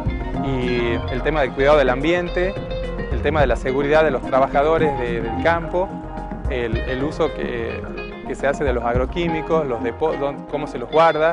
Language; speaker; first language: Spanish; native; Spanish